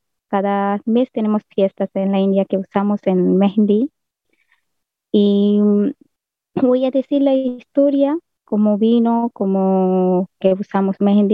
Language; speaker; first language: Spanish; non-native, learner; Hindi